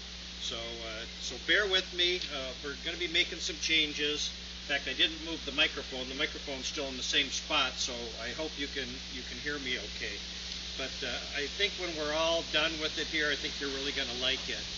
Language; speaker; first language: English; native; English